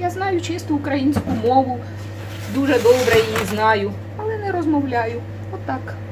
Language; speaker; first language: Ukrainian; non-native, local second language; Russian